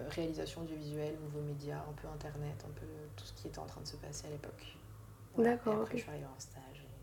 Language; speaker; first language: French; native; French